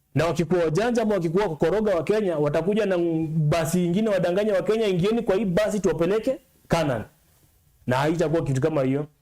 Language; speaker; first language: Swahili; non-native, local second language; Luyia